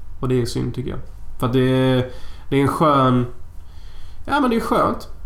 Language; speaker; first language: Swedish; native; Swedish